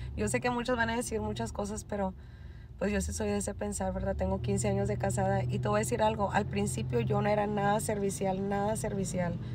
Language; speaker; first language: Spanish; native; Spanish